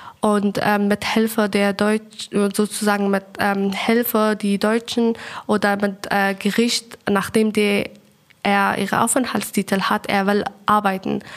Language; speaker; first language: German; non-native, fluent; Persian